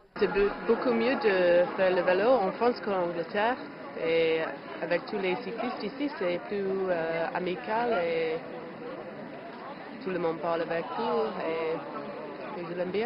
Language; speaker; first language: French; non-native, learner; English